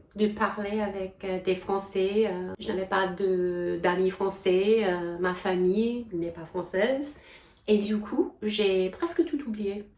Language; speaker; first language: French; non-native, fluent; English